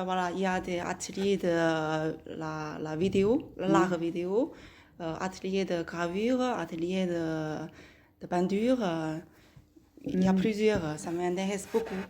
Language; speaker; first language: French; non-native, learner; Chinese